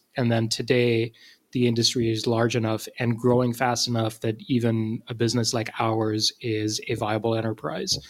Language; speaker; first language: English; non-native, local second language; Urdu